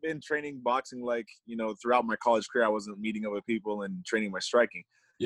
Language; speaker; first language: English; native; English